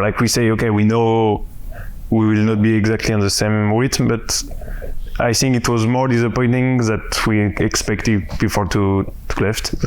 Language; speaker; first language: English; non-native, fluent; French